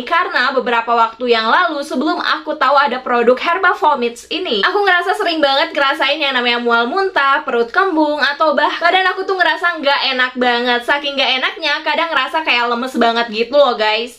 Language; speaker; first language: Indonesian; native; Indonesian